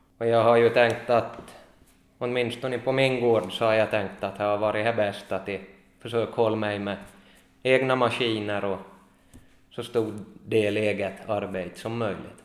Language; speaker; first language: Swedish; native; Swedish